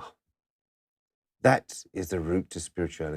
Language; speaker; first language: English; native; English